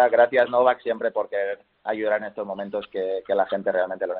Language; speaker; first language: Spanish; native; Spanish